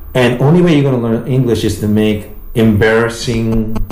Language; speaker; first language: English; early bilingual, other home language; Japanese